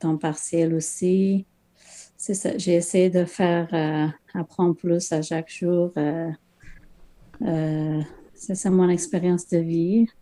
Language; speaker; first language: French; non-native, learner; Persian